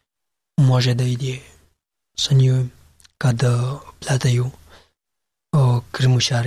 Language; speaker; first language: Serbian; non-native, learner; Pashto